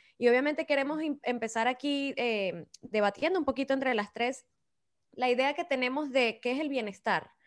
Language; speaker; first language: Spanish; native; Spanish